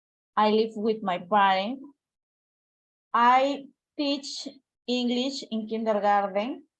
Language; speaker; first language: English; non-native, learner; Spanish